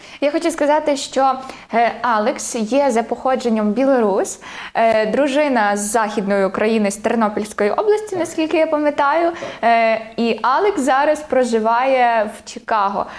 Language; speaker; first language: Ukrainian; native; Ukrainian